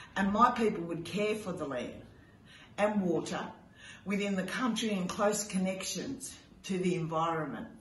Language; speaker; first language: English; native; English